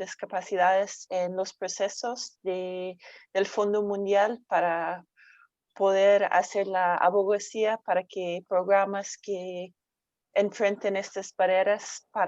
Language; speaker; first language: Spanish; non-native, fluent; English